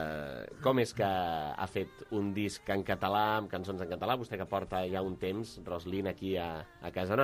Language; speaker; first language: Catalan; native; Catalan